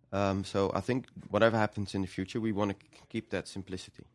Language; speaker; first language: English; non-native, fluent; Dutch